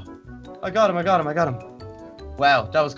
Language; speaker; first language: English; native; English